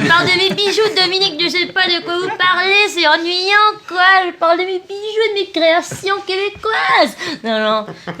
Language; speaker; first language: French; native; French